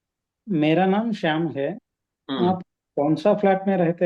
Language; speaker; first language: Hindi; non-native, learner; Telugu